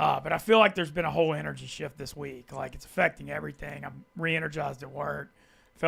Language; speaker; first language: English; native; English